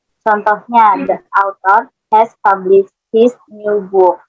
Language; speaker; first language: English; non-native, learner; Indonesian